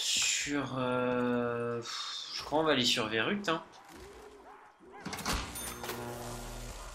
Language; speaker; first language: French; native; French